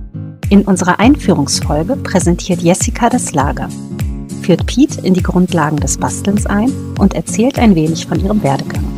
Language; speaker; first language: German; native; German